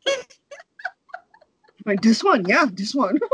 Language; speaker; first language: English; native; English